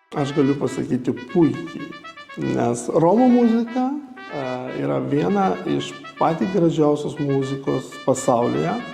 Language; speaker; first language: Lithuanian; non-native, local second language; Romany